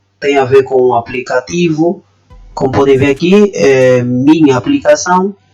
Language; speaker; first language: Portuguese; native; Portuguese